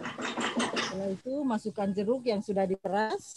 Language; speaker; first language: Indonesian; native; Indonesian